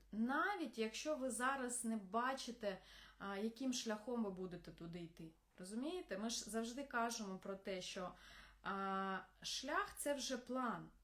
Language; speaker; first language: Ukrainian; non-native, local second language; Russian